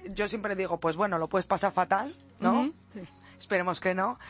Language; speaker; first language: Spanish; native; Spanish